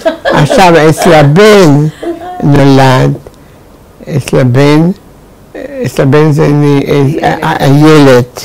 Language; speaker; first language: Hebrew; non-native, fluent; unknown